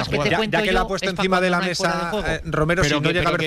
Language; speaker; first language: Spanish; native; Spanish